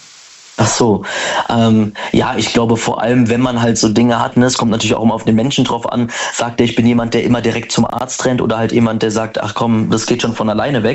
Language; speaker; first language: German; native; German